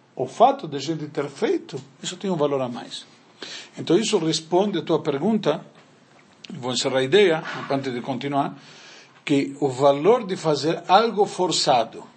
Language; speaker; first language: Portuguese; non-native, fluent; Spanish